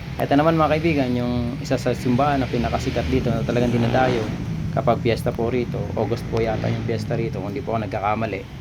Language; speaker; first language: Filipino; non-native, local second language; Bikol